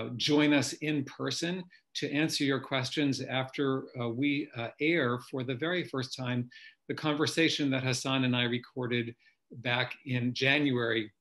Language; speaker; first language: English; native; English